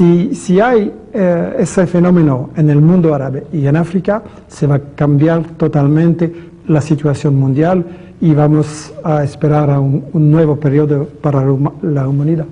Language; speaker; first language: Spanish; non-native, fluent; French